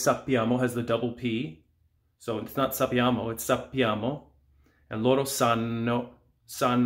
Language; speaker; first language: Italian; non-native, fluent; English